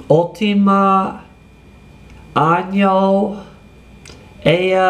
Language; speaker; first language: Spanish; non-native, learner; English